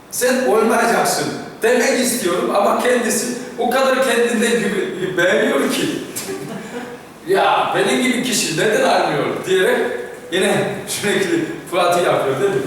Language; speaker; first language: Turkish; non-native, fluent; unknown